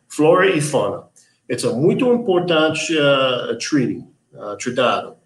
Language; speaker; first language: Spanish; non-native, learner; English